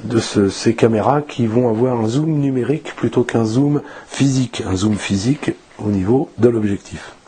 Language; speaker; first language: French; native; French